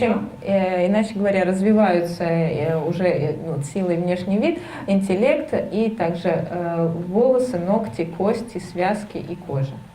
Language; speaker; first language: Russian; native; Russian